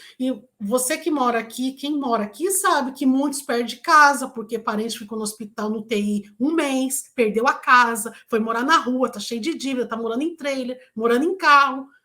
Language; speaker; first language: Portuguese; native; Portuguese